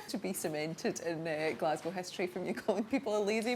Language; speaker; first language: English; native; English